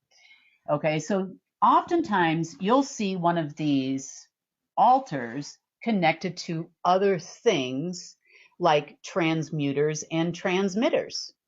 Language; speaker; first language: English; native; English